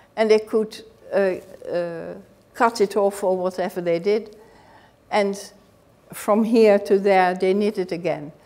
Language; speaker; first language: English; non-native, fluent; Dutch